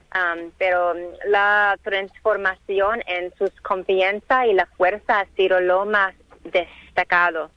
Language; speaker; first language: Spanish; non-native, learner; English